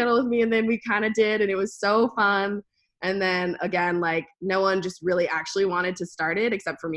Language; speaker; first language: English; native; English